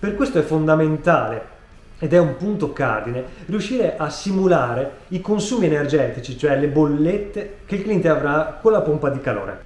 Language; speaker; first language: Italian; native; Italian